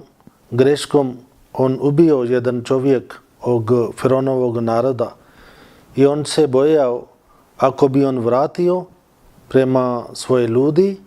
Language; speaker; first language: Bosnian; non-native, fluent; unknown